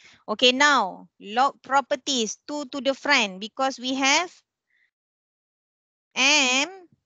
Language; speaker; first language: English; non-native, local second language; Malay